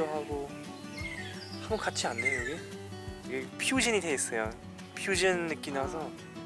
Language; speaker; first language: Korean; non-native, fluent; German